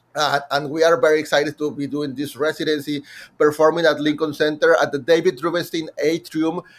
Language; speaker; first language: English; non-native, fluent; Spanish